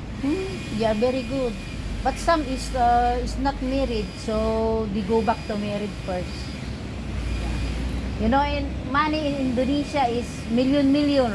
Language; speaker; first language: English; non-native, local second language; Filipino